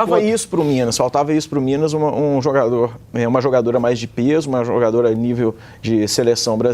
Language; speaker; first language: Portuguese; native; Portuguese